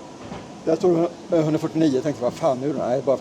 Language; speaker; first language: Swedish; native; Swedish